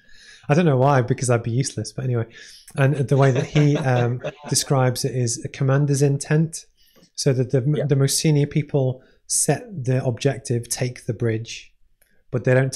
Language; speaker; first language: English; native; English